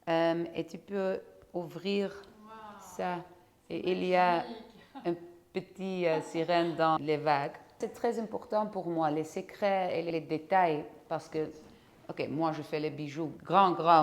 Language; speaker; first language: French; non-native, fluent; Dutch